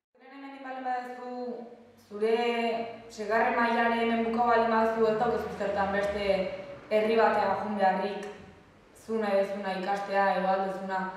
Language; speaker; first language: Basque; native; Basque